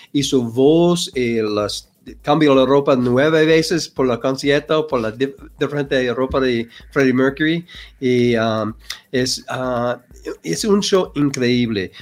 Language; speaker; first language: Spanish; non-native, learner; English